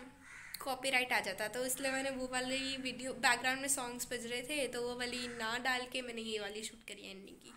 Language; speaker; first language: Hindi; native; Hindi